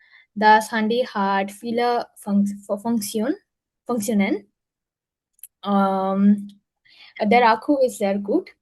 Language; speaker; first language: German; non-native, learner; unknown